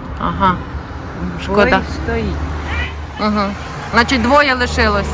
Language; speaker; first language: Ukrainian; native; Ukrainian